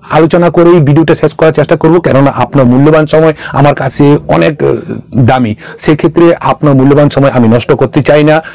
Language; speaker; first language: Bangla; non-native, local second language; Kok Borok